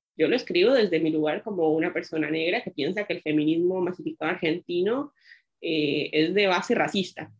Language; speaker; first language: Spanish; native; Spanish